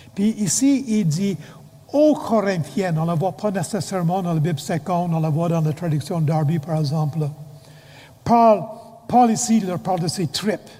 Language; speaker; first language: French; non-native, fluent; English